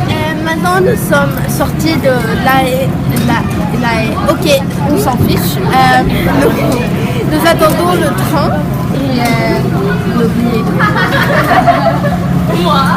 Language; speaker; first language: French; non-native, learner; Swedish